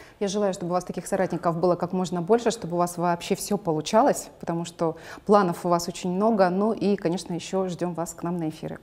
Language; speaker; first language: Russian; native; Russian